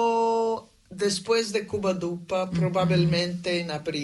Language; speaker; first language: Spanish; non-native, fluent; Portuguese